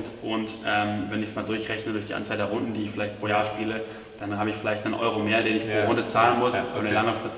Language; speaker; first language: German; native; German